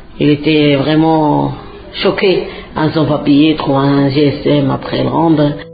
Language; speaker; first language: French; non-native, local second language; Arabic